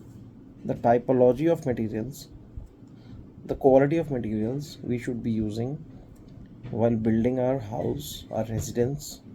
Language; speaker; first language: English; non-native, local second language; Hindi